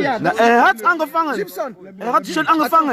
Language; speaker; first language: German; non-native, fluent; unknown